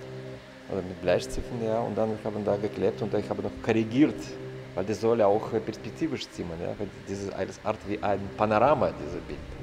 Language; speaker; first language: German; non-native, fluent; Russian